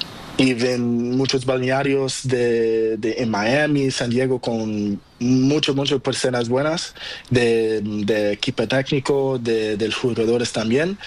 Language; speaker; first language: Spanish; non-native, learner; Portuguese